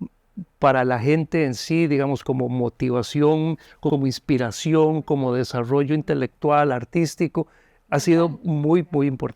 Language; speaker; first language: Spanish; native; Spanish